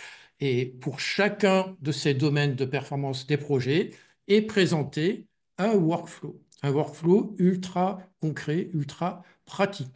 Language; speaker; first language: French; native; French